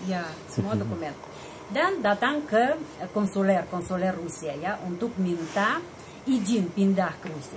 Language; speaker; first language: Indonesian; non-native, fluent; Russian